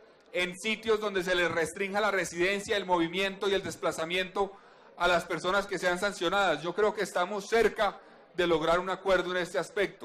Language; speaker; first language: Spanish; native; Spanish